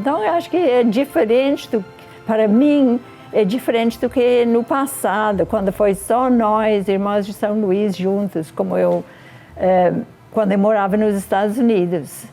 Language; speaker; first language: Portuguese; non-native, fluent; English